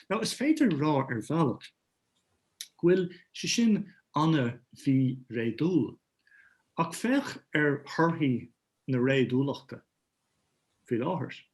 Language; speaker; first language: Irish; non-native, local second language; English